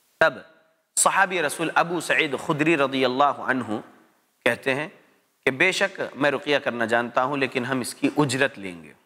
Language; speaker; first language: Urdu; native; Urdu